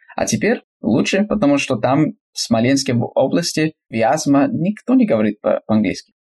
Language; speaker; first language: Russian; non-native, fluent; Spanish